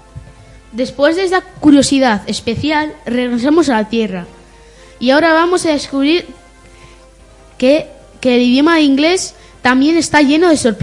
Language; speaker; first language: Spanish; native; Spanish